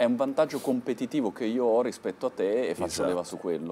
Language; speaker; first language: Italian; native; Italian